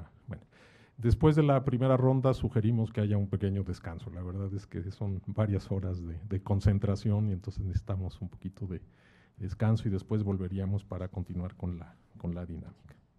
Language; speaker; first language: Spanish; native; Spanish